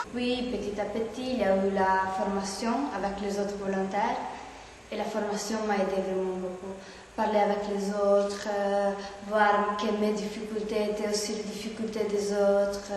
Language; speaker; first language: French; non-native, fluent; Italian